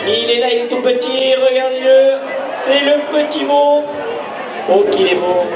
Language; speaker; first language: French; native; French